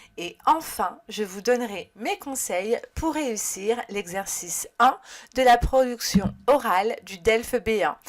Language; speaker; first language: French; native; French